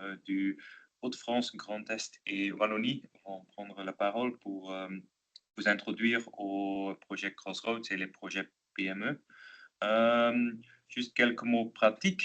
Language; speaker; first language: French; non-native, local second language; Dutch